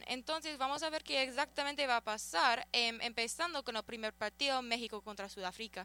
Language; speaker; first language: Spanish; early bilingual, heritage; Spanish